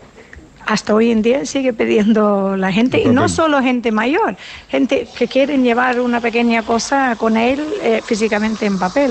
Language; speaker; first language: Spanish; non-native, fluent; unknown